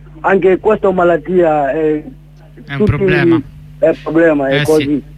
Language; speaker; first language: Italian; non-native, learner; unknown